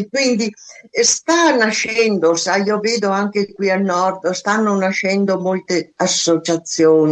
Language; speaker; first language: Italian; non-native, fluent; Albanian